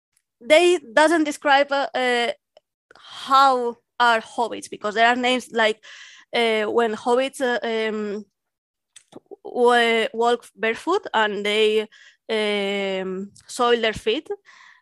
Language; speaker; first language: English; non-native, fluent; Catalan